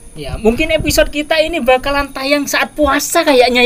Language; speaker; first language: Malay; non-native, local second language; Javanese